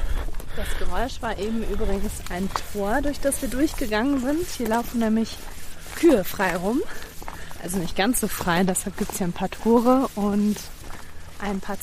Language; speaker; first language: German; native; German